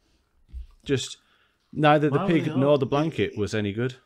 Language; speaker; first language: English; native; English